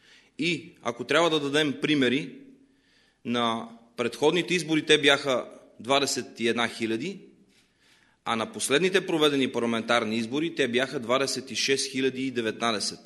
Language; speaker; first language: Bulgarian; native; Bulgarian